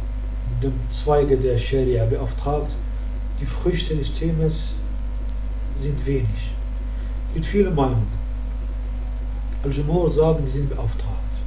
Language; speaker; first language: German; non-native, learner; Arabic